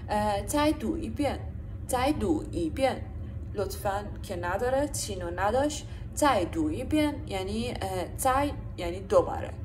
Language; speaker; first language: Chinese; non-native, fluent; Persian